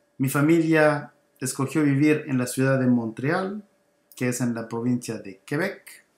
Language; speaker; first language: Spanish; native; Spanish